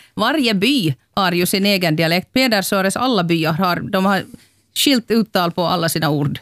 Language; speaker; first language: Swedish; native; Swedish